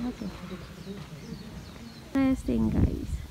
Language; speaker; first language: English; non-native, learner; Indonesian